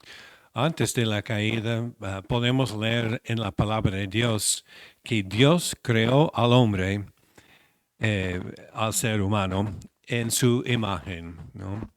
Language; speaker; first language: Spanish; non-native, fluent; English